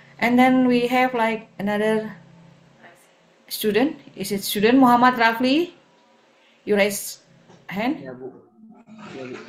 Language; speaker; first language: English; non-native, fluent; Indonesian